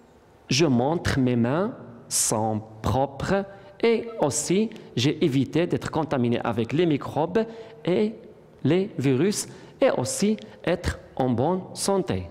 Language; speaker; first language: French; non-native, local second language; Arabic